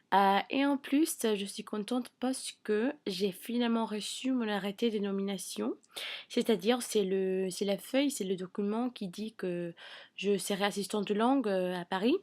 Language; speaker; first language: French; non-native, fluent; English